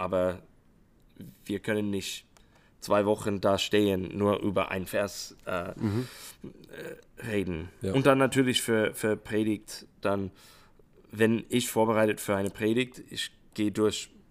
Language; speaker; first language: German; non-native, fluent; English